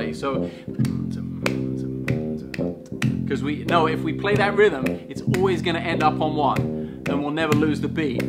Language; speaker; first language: English; native; English